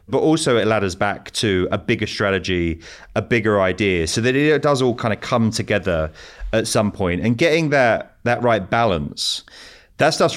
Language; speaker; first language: English; native; English